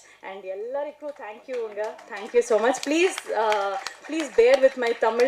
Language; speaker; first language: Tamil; non-native, learner; Kannada